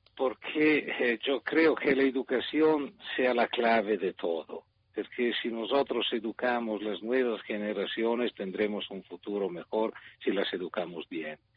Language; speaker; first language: Spanish; non-native, fluent; Italian